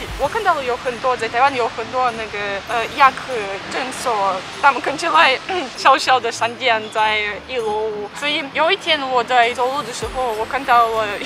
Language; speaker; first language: Chinese; non-native, learner; Russian